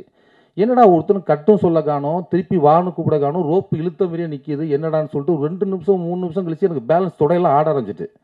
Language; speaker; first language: Tamil; native; Tamil